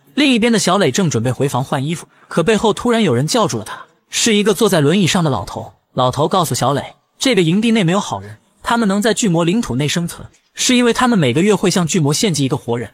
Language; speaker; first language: Chinese; native; Chinese